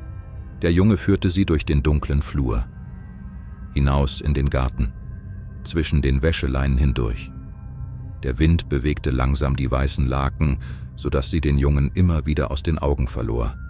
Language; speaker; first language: German; native; German